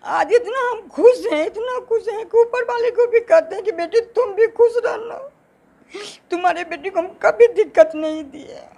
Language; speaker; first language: Hindi; native; Hindi